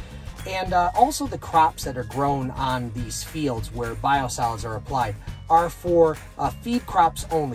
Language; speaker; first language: English; native; English